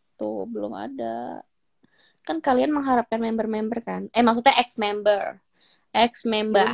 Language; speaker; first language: Indonesian; native; Indonesian